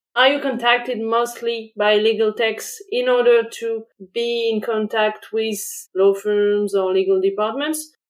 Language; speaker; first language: English; non-native, fluent; French